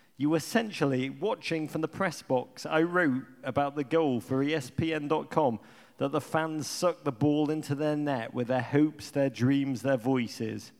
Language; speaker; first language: English; native; English